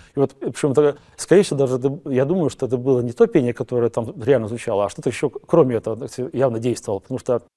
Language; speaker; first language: Russian; native; Russian